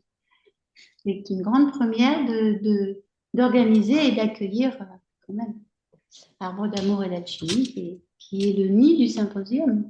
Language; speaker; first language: French; native; French